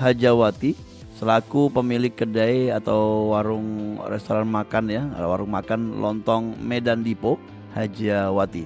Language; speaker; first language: Indonesian; native; Indonesian